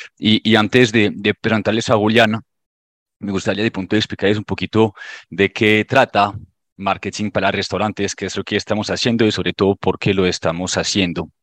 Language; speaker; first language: Spanish; non-native, fluent; French